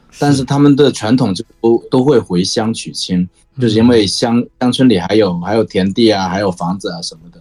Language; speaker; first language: Chinese; non-native, local second language; Cantonese